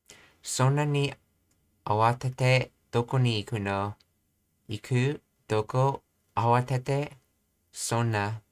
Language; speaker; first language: Japanese; non-native, learner; English